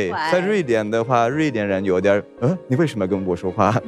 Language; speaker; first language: Chinese; non-native, fluent; Swedish